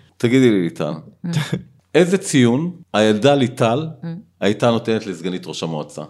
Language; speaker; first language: Hebrew; native; Hebrew